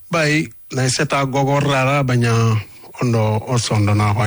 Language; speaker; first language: Basque; non-native, learner; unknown